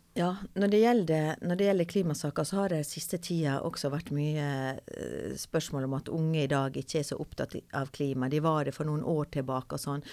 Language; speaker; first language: Norwegian; native; Norwegian